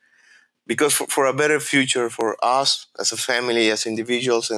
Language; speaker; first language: English; non-native, fluent; Spanish